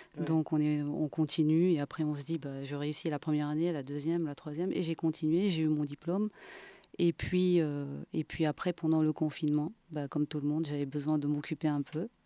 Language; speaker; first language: French; non-native, local second language; Arabic